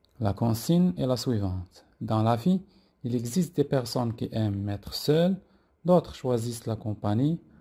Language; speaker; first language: French; non-native, local second language; Arabic